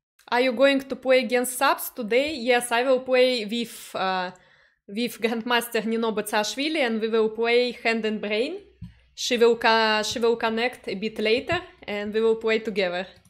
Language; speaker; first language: English; non-native, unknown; Russian